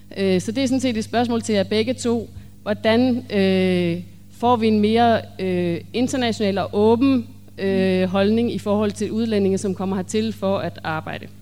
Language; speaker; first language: Danish; native; Danish